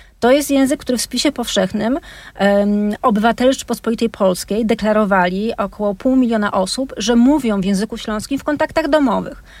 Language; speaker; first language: Polish; native; Polish